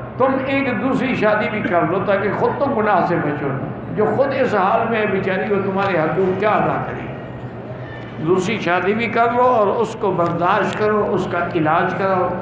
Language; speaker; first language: Urdu; native; Urdu